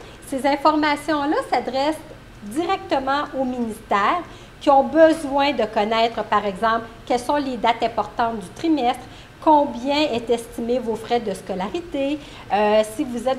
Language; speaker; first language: French; native; French